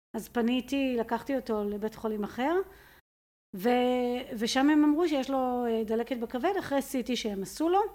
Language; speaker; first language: Hebrew; native; Hebrew